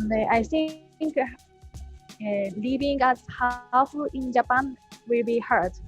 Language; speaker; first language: English; non-native, fluent; Japanese